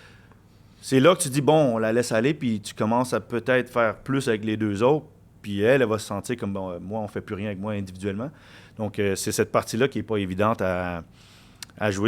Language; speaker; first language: French; native; French